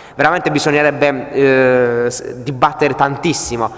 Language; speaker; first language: Italian; native; Italian